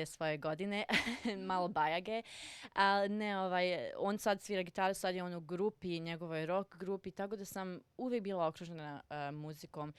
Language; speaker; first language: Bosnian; early bilingual, heritage; Serbian